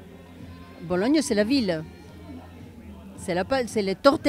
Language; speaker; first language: French; non-native, fluent; Italian